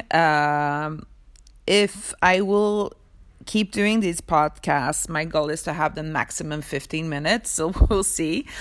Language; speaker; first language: English; early bilingual, other home language; Swedish